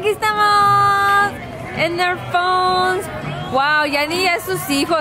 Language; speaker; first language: Spanish; early bilingual, heritage; Spanish